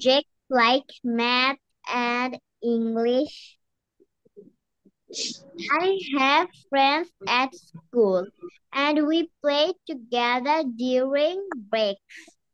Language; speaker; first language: English; non-native, learner; Bangla